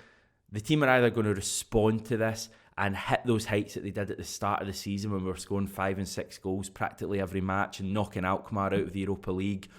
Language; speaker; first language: English; native; English